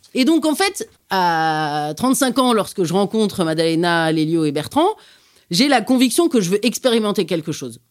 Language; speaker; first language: French; native; French